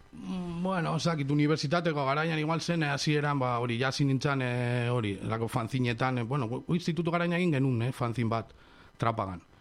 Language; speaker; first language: Basque; non-native, local second language; Spanish